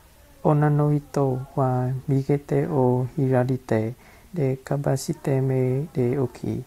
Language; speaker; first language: Japanese; non-native, learner; Vietnamese